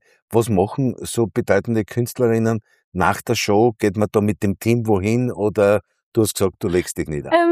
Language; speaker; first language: German; native; German